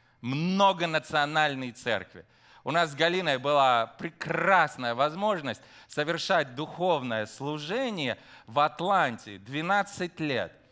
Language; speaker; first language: Russian; native; Russian